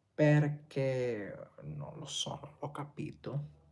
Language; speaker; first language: Italian; non-native, learner; English